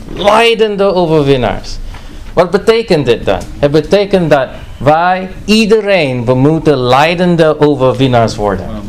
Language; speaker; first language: Dutch; non-native, fluent; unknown